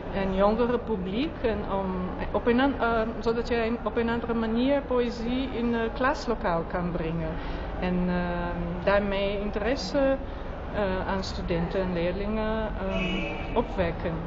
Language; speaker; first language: Dutch; non-native, fluent; Portuguese